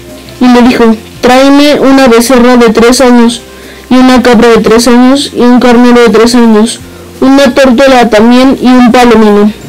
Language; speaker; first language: Spanish; native; Spanish